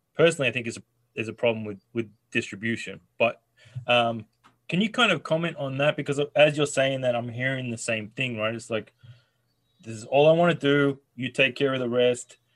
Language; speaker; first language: English; native; English